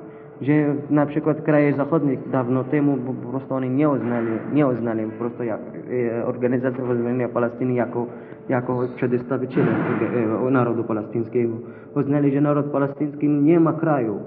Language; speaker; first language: Polish; non-native, learner; Arabic